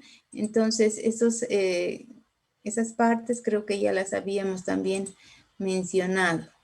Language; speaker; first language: Spanish; native; Spanish